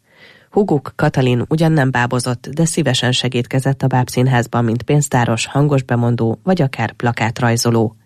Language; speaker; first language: Hungarian; native; Hungarian